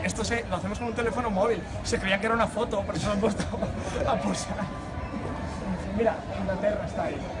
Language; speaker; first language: Spanish; native; Spanish